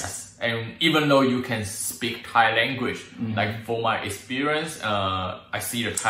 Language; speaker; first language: English; non-native, learner; Chinese